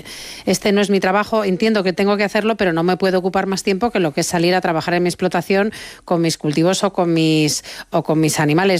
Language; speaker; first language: Spanish; native; Spanish